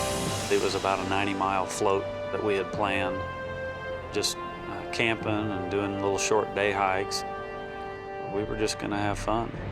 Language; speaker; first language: English; native; English